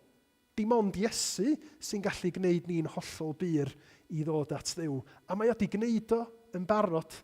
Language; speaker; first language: Welsh; native; Welsh